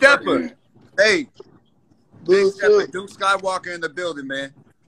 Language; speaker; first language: English; native; English